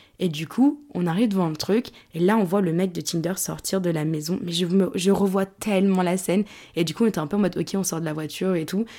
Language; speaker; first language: French; native; French